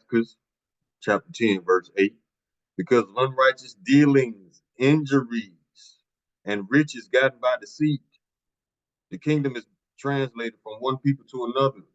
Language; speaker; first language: English; native; English